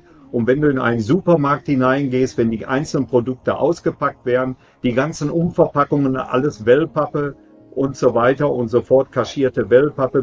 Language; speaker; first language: German; native; German